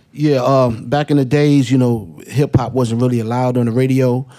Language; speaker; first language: English; native; English